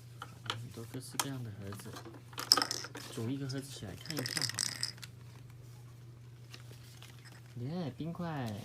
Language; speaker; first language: Chinese; native; Chinese